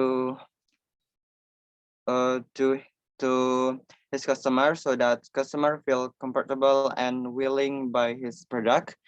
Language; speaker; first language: English; non-native, learner; Indonesian